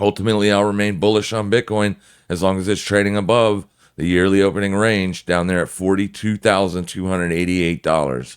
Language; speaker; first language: English; native; English